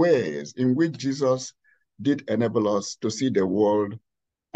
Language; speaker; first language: English; non-native, local second language; Igbo